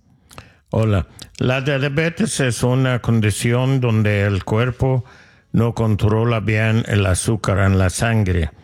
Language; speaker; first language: Spanish; non-native, fluent; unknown